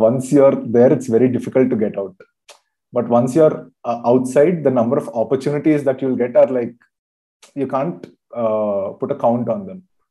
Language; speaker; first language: English; non-native, local second language; Telugu